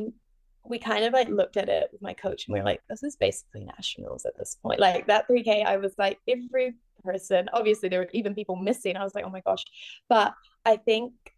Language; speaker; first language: English; native; English